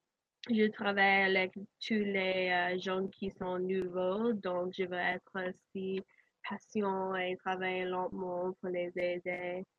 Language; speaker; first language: French; non-native, learner; English